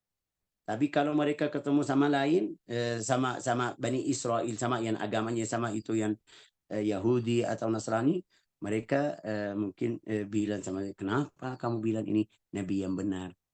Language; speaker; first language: Indonesian; non-native, fluent; Arabic